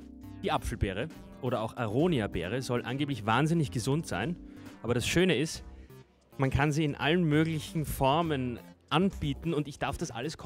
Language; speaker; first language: German; native; German